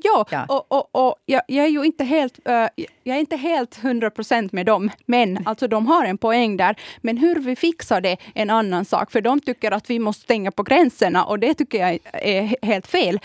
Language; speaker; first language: Swedish; non-native, fluent; Kurdish